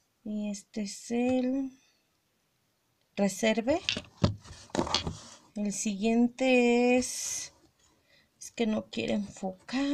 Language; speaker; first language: Spanish; native; Spanish